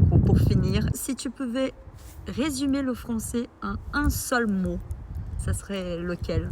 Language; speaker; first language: French; non-native, fluent; Portuguese